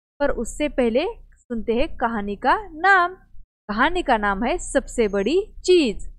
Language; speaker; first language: Hindi; non-native, local second language; Marathi